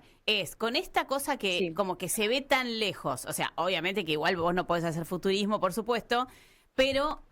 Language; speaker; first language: Spanish; native; Spanish